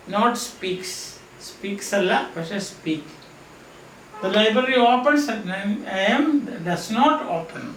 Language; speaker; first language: English; non-native, local second language; Malayalam